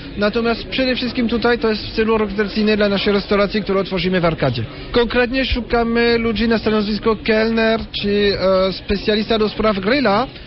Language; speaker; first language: Polish; non-native, fluent; French